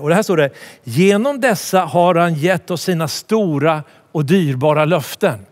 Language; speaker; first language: Swedish; native; Swedish